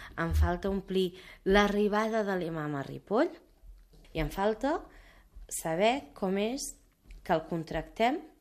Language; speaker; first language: Catalan; early bilingual, other home language; Arabic